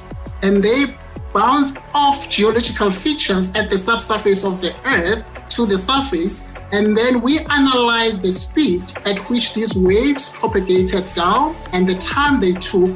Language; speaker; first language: English; non-native, local second language; Zulu